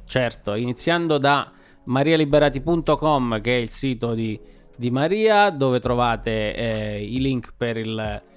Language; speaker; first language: Italian; native; Italian